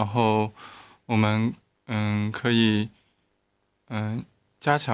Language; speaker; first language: French; non-native, learner; Chinese